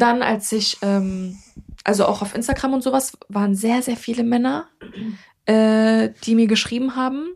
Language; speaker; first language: German; early bilingual, other home language; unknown